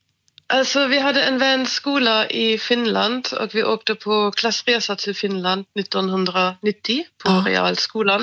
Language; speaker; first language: Swedish; non-native, fluent; German